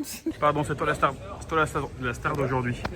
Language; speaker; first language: French; native; French